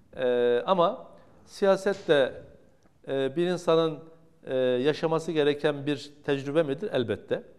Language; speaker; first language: Turkish; native; Turkish